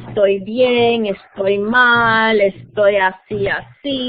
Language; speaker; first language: Spanish; non-native, fluent; English